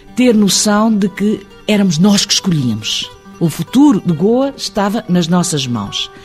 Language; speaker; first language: Portuguese; early bilingual, heritage; Portuguese